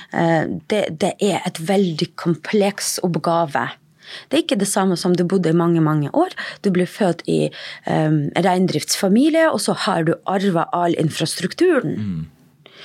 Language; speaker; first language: Norwegian; non-native, fluent; Russian